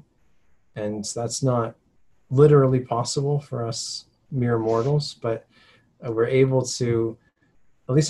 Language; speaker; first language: English; native; English